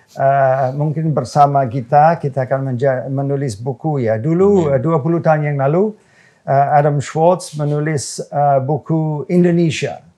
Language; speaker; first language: Indonesian; non-native, fluent; English